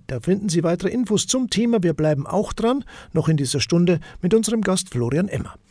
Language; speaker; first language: German; native; German